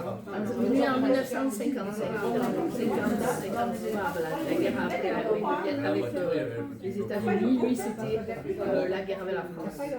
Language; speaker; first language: French; early bilingual, other home language; Vietnamese